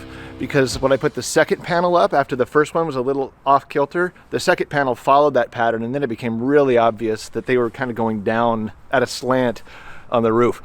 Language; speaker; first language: English; native; English